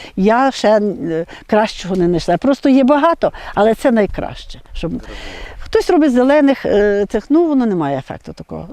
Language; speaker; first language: Ukrainian; native; Ukrainian